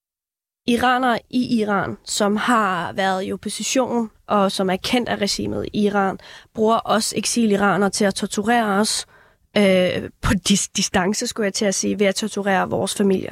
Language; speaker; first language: Danish; early bilingual, other home language; Persian